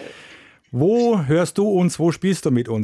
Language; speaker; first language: German; native; German